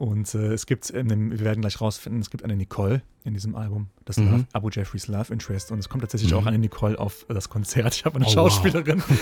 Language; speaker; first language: German; native; German